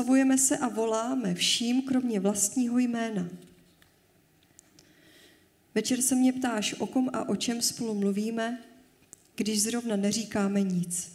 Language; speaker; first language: Czech; native; Czech